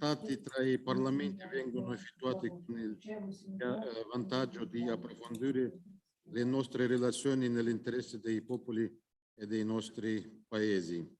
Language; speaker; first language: Italian; non-native, fluent; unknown